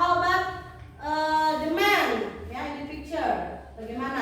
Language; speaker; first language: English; non-native, learner; Indonesian